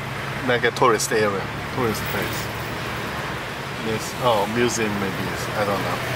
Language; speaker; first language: English; non-native, learner; Chinese